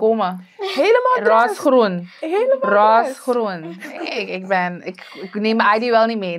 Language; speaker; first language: Dutch; native; Dutch